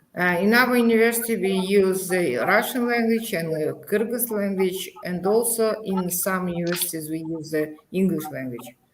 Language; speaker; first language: English; non-native, learner; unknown